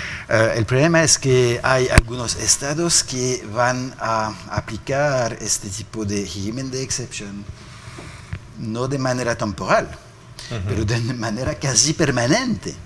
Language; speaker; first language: Spanish; non-native, fluent; French